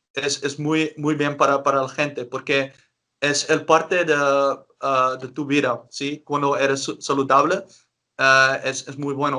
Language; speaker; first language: Spanish; non-native, learner; Dutch